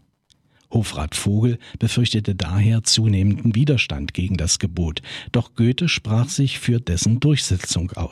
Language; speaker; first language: German; native; German